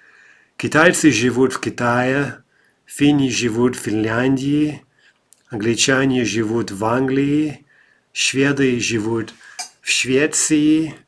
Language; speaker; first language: Russian; non-native, fluent; English